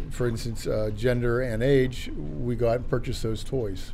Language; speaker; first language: English; native; English